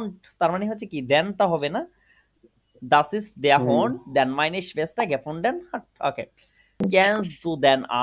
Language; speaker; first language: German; non-native, fluent; Bangla